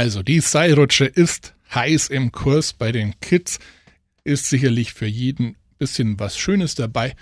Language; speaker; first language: German; native; German